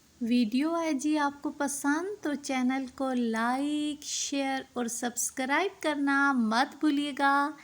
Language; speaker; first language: Urdu; non-native, local second language; Punjabi